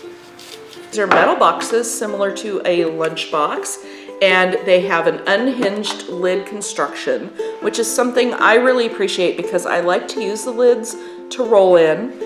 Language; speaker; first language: English; native; English